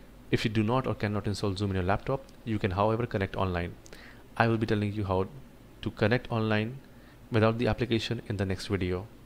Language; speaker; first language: English; non-native, local second language; Hindi